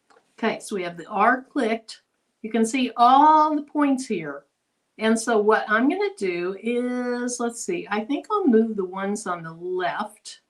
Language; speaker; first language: English; native; English